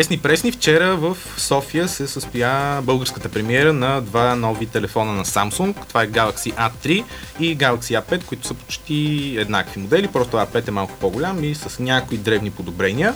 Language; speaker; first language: Bulgarian; native; Bulgarian